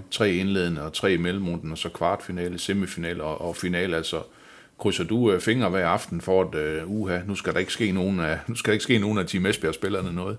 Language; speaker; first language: Danish; native; Danish